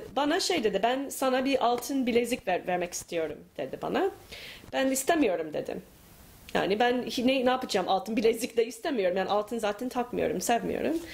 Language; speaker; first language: Turkish; non-native, fluent; English